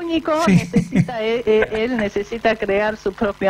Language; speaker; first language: Spanish; non-native, fluent; Japanese